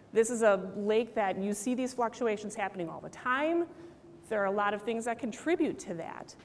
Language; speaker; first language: English; native; English